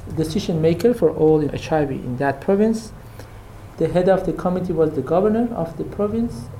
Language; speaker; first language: English; non-native, fluent; Persian